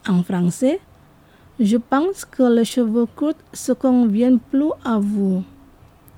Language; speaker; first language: French; non-native, fluent; Indonesian